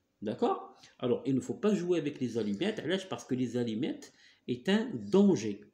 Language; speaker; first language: French; non-native, local second language; Arabic